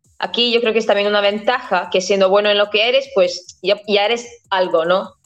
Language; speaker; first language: Spanish; non-native, fluent; Latvian